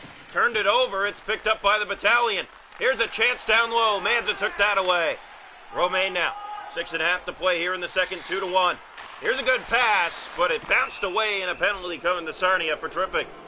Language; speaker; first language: English; native; English